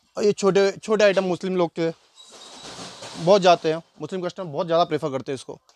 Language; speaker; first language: Hindi; native; Hindi